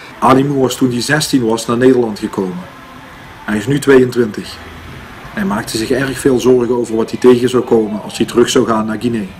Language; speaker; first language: Dutch; native; Dutch